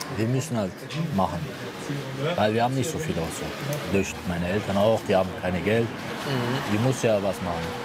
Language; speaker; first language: German; non-native, fluent; Turkish